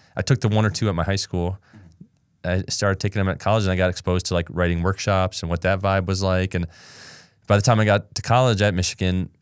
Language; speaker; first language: English; native; English